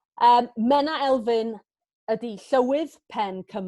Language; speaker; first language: Welsh; native; Welsh